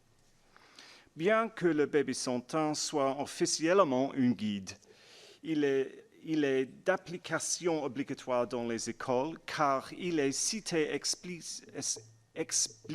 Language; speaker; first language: French; non-native, learner; English